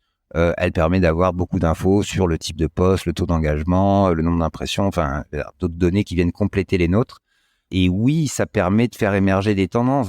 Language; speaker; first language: French; native; French